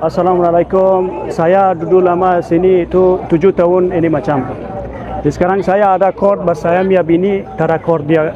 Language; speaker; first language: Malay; non-native, learner; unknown